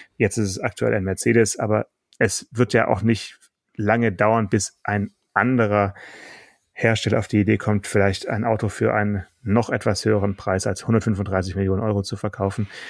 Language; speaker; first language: German; native; German